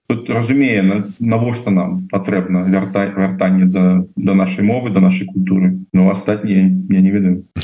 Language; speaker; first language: Belarusian; non-native, local second language; Russian